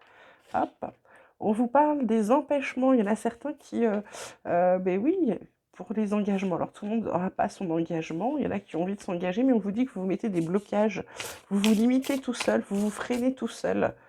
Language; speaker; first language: French; native; French